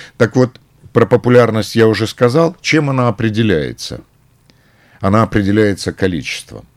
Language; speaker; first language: Russian; native; Russian